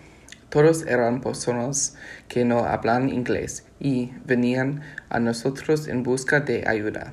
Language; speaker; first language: Spanish; non-native, learner; English